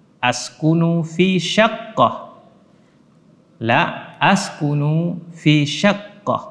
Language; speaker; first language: Arabic; non-native, fluent; Indonesian